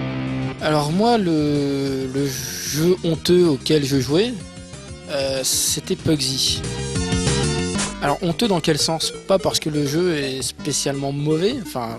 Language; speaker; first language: French; native; French